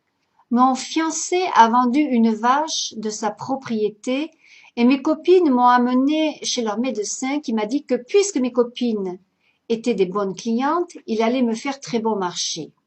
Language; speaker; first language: French; native; French